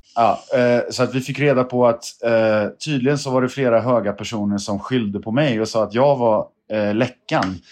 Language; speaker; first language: Swedish; native; Swedish